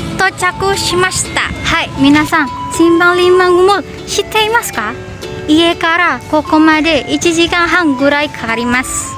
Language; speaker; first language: Japanese; non-native, learner; Indonesian